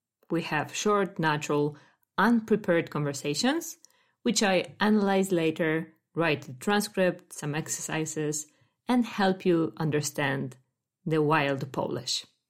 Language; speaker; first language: English; non-native, fluent; Polish